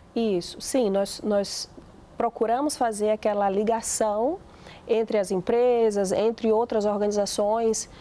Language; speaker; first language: Portuguese; native; Portuguese